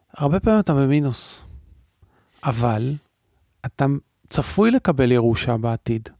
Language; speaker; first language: Hebrew; native; Hebrew